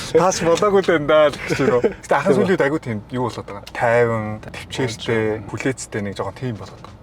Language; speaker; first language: Mongolian; native; Mongolian